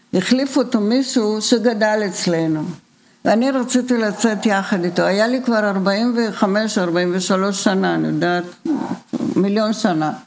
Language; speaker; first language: Hebrew; early bilingual, other home language; Bulgarian